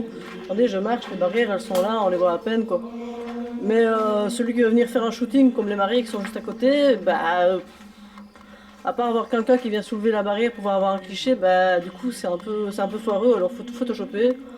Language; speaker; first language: French; native; French